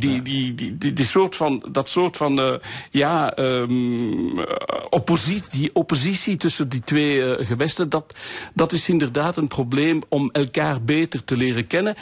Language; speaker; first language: Dutch; non-native, local second language; French